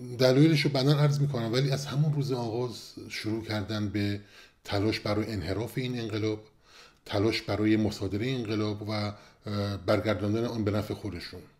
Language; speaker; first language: Persian; non-native, local second language; Kurdish